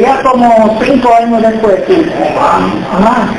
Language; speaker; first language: Spanish; native; Spanish